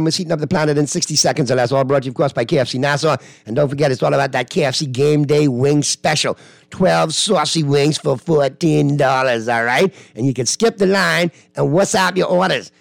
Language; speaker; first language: English; native; English